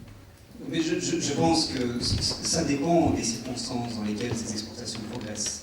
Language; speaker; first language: French; native; French